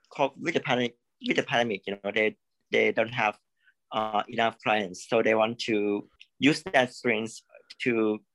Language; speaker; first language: English; non-native, learner; Thai